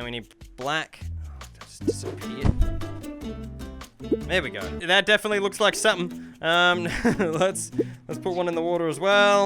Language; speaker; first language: English; native; English